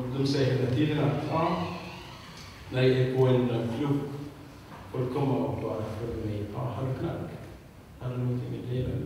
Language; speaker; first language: Swedish; non-native, fluent; Arabic